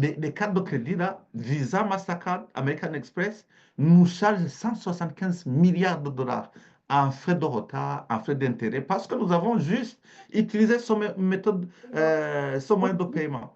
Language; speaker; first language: French; native; French